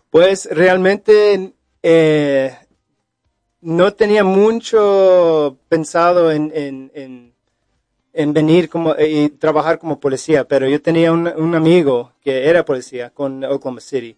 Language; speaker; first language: Spanish; early bilingual, heritage; Spanish